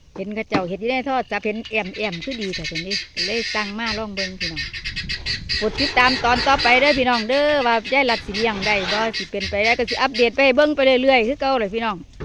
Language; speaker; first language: Thai; native; Thai